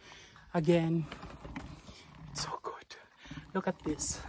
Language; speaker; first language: English; non-native, local second language; Cebuano